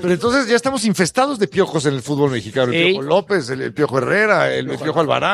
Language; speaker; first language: Spanish; native; Spanish